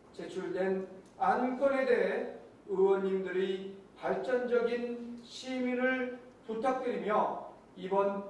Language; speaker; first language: Korean; native; Korean